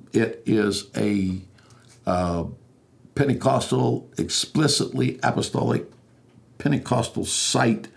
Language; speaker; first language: English; native; English